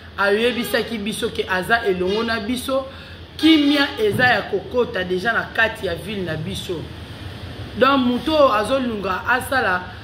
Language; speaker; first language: Lingala; non-native, local second language; Kongo